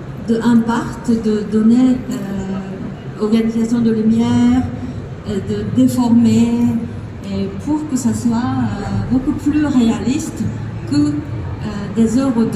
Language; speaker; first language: French; non-native, fluent; Japanese